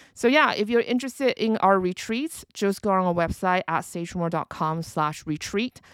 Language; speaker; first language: English; early bilingual, other home language; Chinese